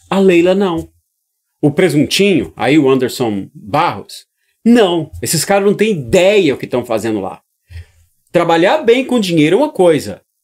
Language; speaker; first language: Portuguese; native; Portuguese